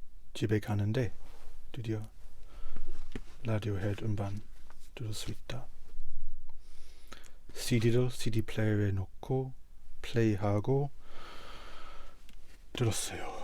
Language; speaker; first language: Korean; non-native, fluent; English